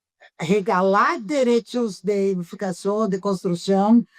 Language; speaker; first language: Spanish; non-native, fluent; Portuguese